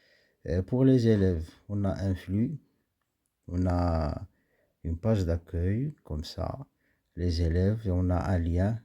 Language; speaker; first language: French; non-native, local second language; Arabic